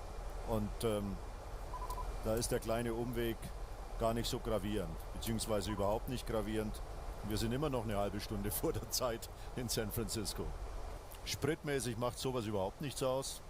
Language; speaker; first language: German; native; German